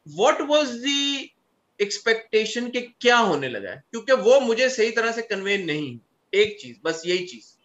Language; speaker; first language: Urdu; non-native, local second language; Punjabi